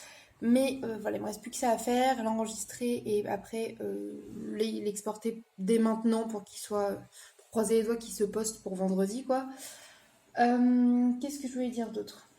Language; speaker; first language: French; native; French